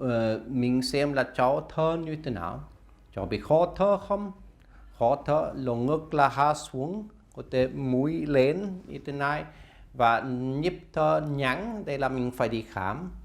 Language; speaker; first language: Vietnamese; non-native, learner; Swedish